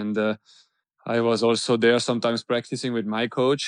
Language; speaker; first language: English; non-native, fluent; German